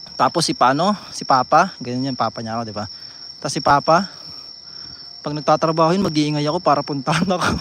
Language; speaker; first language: Filipino; native; Filipino